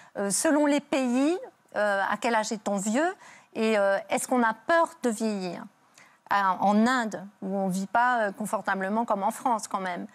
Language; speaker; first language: French; native; French